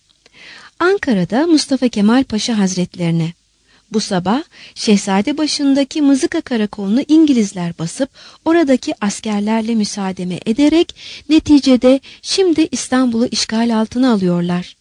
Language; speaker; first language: Turkish; native; Turkish